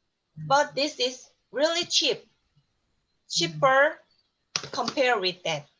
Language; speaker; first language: English; non-native, learner; Korean